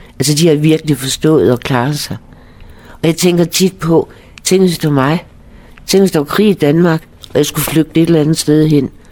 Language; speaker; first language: Danish; native; Danish